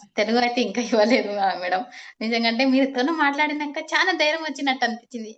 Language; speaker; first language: Telugu; non-native, local second language; Kannada